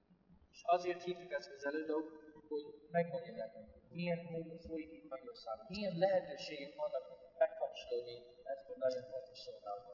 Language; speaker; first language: Hungarian; non-native, fluent; English